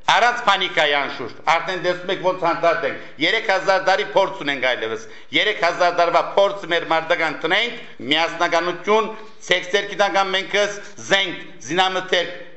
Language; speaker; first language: Armenian; early bilingual, heritage; Armenian